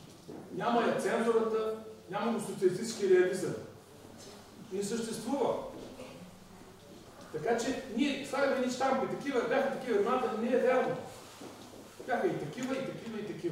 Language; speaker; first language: Bulgarian; native; Bulgarian